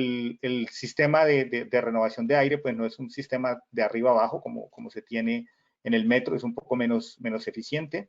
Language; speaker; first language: Spanish; native; Spanish